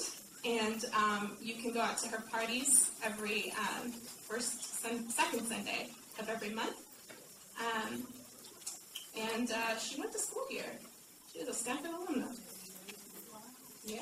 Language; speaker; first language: English; native; English